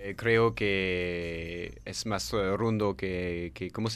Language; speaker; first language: Spanish; non-native, learner; French